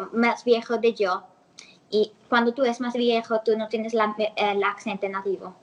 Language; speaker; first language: Spanish; non-native, learner; English